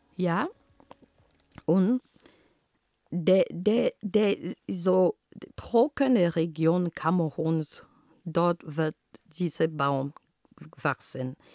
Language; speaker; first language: German; non-native, fluent; Ghomala